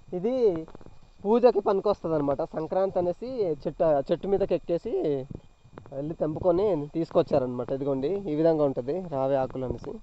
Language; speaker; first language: Telugu; non-native, local second language; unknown